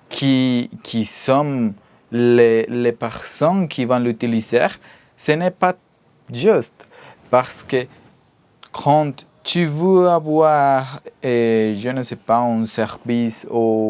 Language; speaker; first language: French; non-native, learner; Spanish